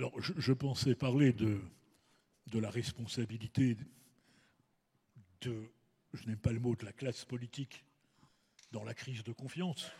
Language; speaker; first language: French; native; French